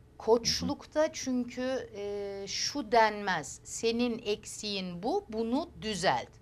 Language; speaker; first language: Turkish; early bilingual, heritage; Turkish